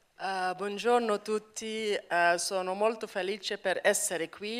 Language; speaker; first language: Italian; non-native, learner; Arabic